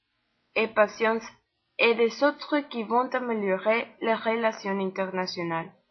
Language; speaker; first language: French; non-native, learner; Spanish